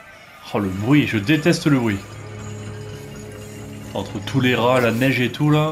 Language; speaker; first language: French; native; French